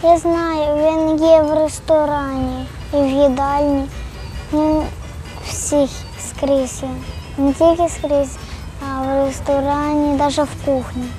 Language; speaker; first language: Russian; non-native, local second language; Ukrainian